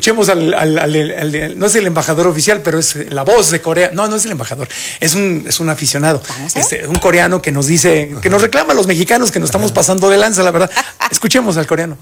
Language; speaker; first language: Spanish; native; Spanish